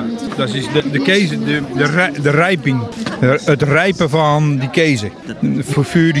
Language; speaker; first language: German; non-native, learner; Dutch